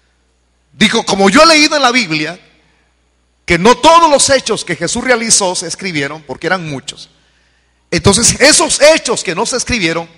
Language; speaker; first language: Spanish; native; Spanish